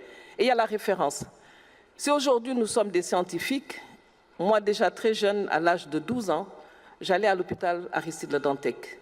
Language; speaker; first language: French; non-native, local second language; Wolof